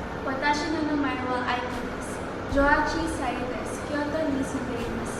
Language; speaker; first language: Japanese; non-native, learner; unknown